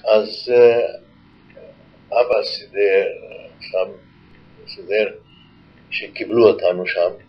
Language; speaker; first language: Hebrew; non-native, fluent; Yiddish